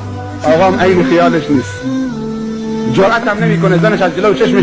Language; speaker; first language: Persian; native; Persian